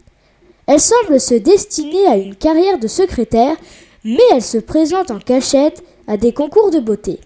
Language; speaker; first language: French; native; French